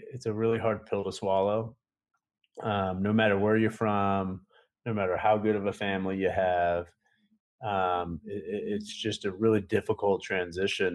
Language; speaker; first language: English; native; English